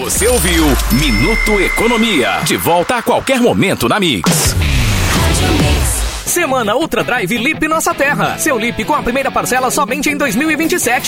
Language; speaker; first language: Portuguese; native; Portuguese